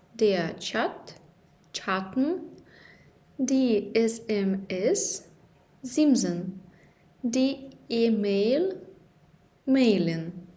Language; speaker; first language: German; non-native, fluent; Ukrainian